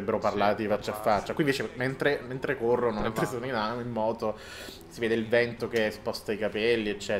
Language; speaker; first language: Italian; native; Italian